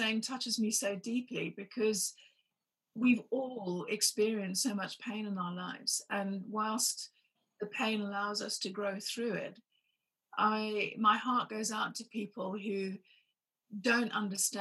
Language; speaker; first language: English; native; English